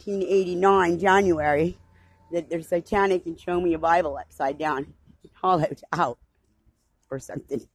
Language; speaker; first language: English; native; English